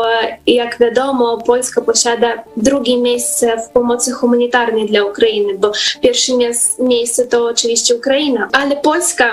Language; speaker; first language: Polish; non-native, fluent; Ukrainian